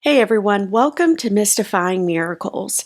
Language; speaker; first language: English; native; English